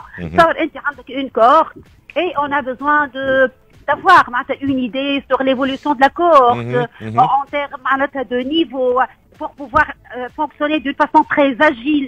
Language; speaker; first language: French; non-native, local second language; Arabic